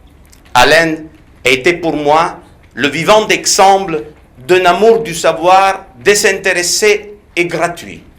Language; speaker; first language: French; non-native, fluent; Italian